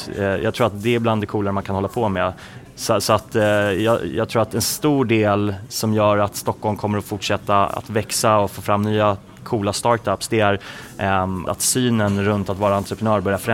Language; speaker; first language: Swedish; native; Swedish